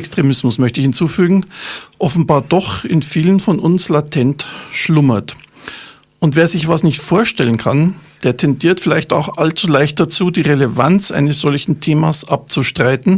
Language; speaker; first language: German; native; German